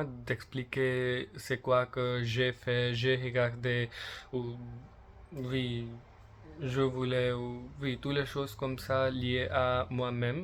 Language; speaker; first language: French; non-native, learner; English